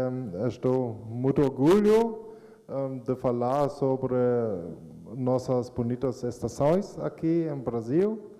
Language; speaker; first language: Portuguese; non-native, learner; German